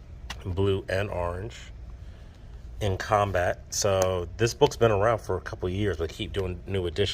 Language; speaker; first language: English; native; English